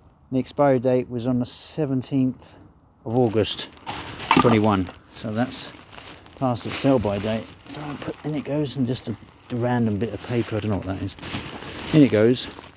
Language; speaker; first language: English; native; English